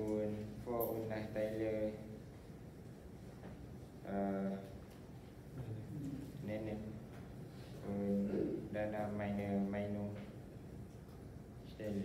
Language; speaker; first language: German; non-native, learner; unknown